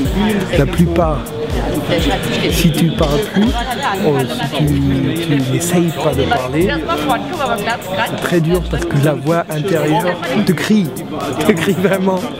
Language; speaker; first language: French; non-native, fluent; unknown